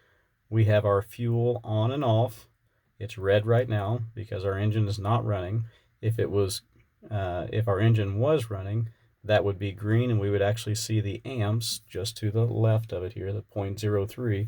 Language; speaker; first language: English; native; English